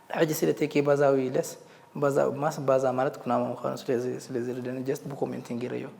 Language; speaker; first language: Tigrinya; non-native, local second language; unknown